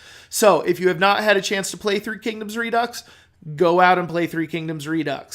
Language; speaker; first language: English; native; English